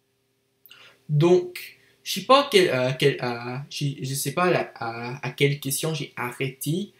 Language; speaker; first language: French; non-native, learner; English